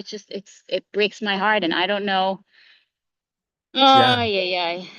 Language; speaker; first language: English; native; English